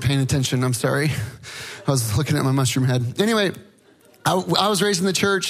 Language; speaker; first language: English; native; English